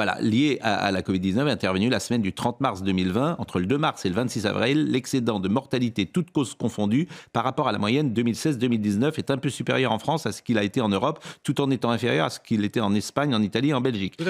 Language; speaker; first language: French; native; French